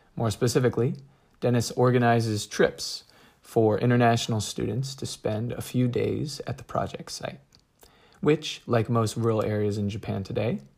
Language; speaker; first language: English; native; English